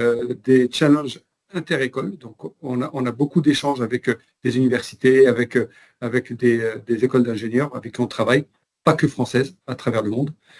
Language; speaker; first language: French; native; French